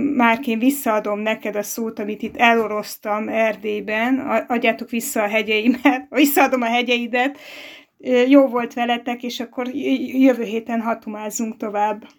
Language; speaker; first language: Hungarian; native; Hungarian